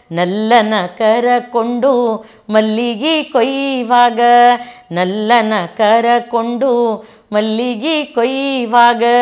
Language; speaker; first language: Kannada; native; Kannada